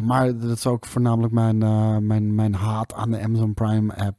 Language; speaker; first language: Dutch; native; Dutch